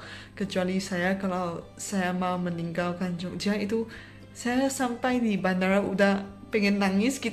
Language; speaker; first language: Indonesian; non-native, fluent; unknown